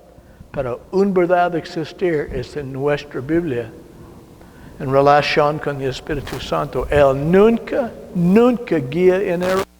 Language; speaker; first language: Spanish; non-native, learner; English